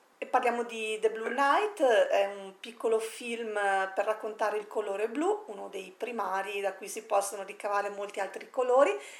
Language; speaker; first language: Italian; native; Italian